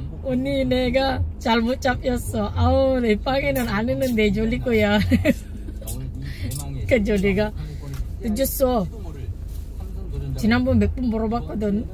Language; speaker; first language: Korean; non-native, learner; Filipino